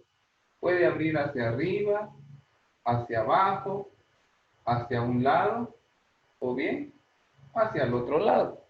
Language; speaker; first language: Spanish; native; Spanish